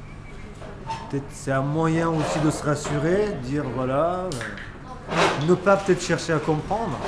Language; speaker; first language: French; early bilingual, other home language; Persian